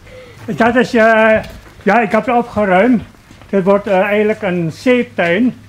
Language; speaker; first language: Dutch; early bilingual, other home language; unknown